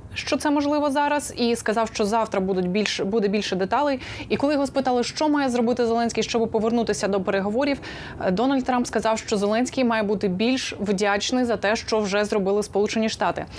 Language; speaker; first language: Ukrainian; native; Ukrainian